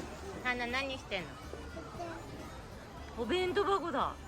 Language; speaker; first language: Japanese; native; Japanese